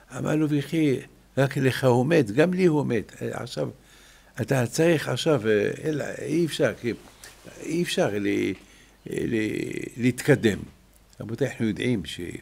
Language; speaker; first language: Hebrew; non-native, fluent; French